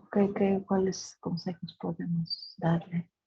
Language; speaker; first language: Spanish; non-native, fluent; French